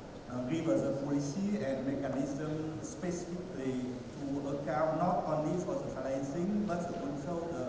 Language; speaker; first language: English; non-native, learner; Vietnamese